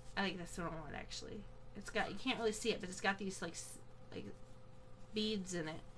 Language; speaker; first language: English; native; English